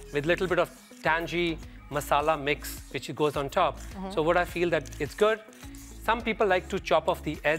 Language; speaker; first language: English; non-native, local second language; Punjabi